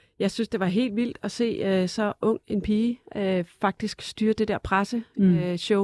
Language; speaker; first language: Danish; native; Danish